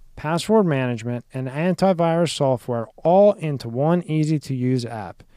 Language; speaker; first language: English; native; English